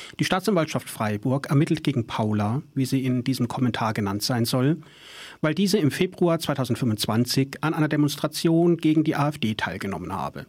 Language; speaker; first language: German; native; German